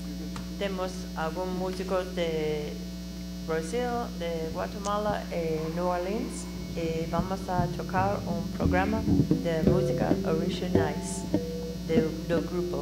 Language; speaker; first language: Spanish; non-native, learner; English